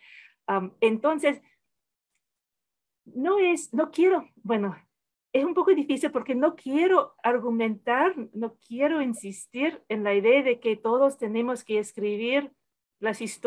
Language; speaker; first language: Spanish; non-native, fluent; English